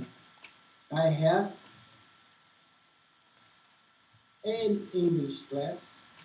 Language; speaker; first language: English; non-native, learner; Portuguese